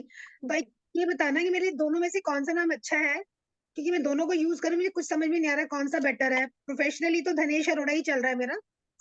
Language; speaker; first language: Hindi; native; Hindi